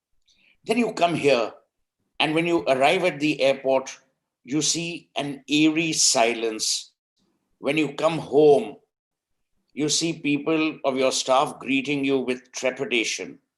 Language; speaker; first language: English; non-native, local second language; Hindi